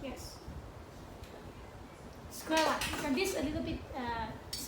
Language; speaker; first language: English; non-native, learner; Chinese